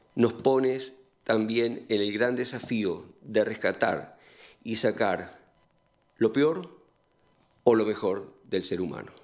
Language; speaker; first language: Spanish; native; Spanish